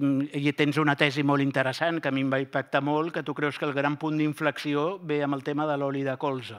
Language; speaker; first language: Catalan; native; Catalan